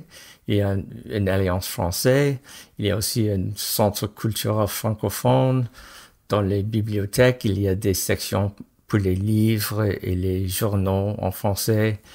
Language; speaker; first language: French; non-native, fluent; English